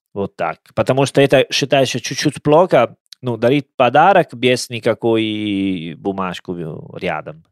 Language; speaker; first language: Russian; non-native, learner; Italian